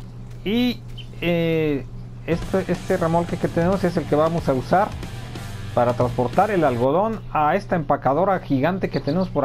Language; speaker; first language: Spanish; native; Spanish